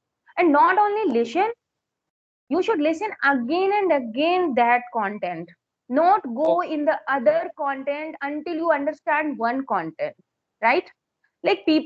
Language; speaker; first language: English; non-native, local second language; Hindi